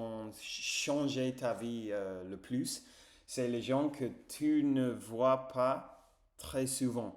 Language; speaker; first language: French; non-native, fluent; English